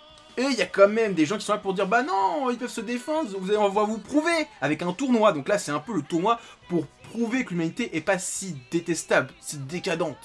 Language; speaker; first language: French; native; French